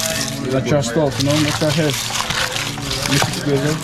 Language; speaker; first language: English; native; English